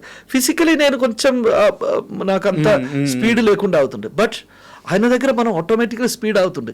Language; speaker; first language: Telugu; non-native, fluent; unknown